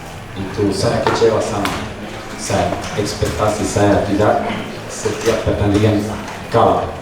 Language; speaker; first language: Indonesian; non-native, learner; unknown